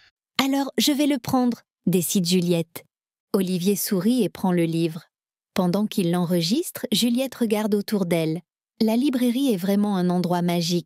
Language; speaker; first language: French; native; French